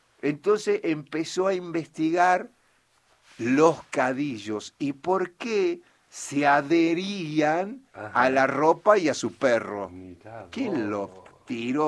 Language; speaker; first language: Spanish; native; Spanish